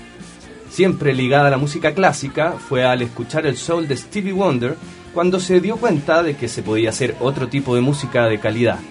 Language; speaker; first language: Spanish; native; Spanish